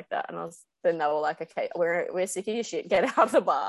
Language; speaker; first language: English; native; English